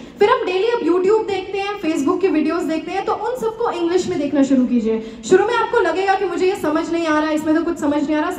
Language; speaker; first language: Hindi; native; Hindi